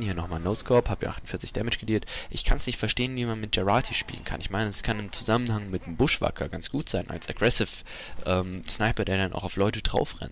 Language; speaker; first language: German; native; German